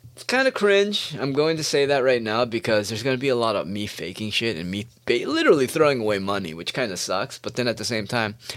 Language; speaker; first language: English; native; English